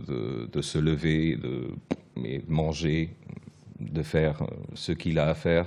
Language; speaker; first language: French; early bilingual, other home language; Portuguese